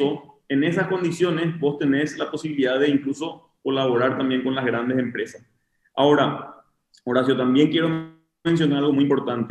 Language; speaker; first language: Spanish; native; Spanish